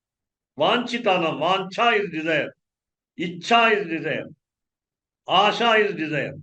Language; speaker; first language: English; non-native, local second language; Tamil